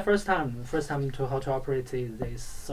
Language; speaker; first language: English; non-native, learner; Chinese